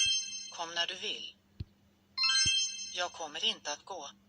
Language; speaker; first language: Swedish; non-native, learner; English